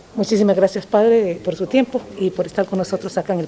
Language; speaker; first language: Spanish; native; Spanish